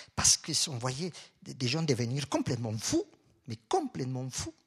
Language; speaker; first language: French; non-native, fluent; Spanish